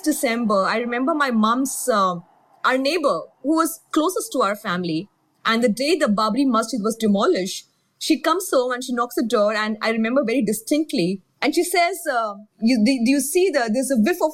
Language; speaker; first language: English; non-native, local second language; Urdu